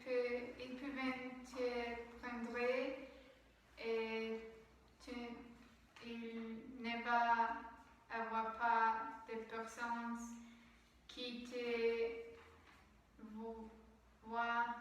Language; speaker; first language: French; non-native, learner; Spanish